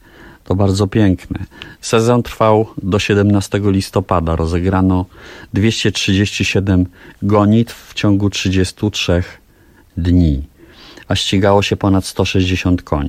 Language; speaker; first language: Polish; native; Polish